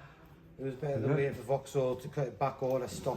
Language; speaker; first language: English; native; English